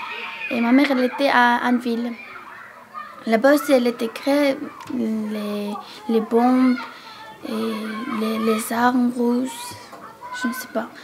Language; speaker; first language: French; non-native, learner; Georgian